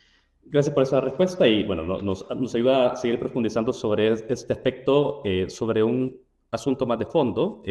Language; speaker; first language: Spanish; native; Spanish